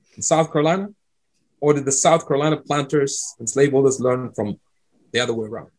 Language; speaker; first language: English; non-native, local second language; Akan